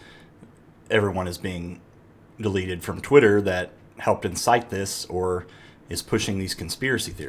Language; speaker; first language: English; native; English